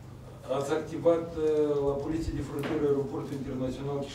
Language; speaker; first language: Romanian; non-native, local second language; Russian